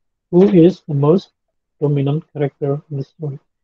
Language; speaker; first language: English; non-native, fluent; Indonesian